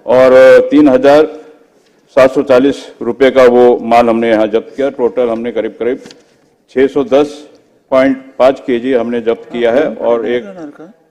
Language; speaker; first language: Hindi; non-native, local second language; Marathi